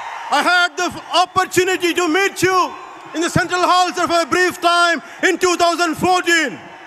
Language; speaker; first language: English; non-native, local second language; Telugu